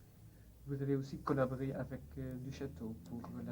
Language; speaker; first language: French; non-native, fluent; Dutch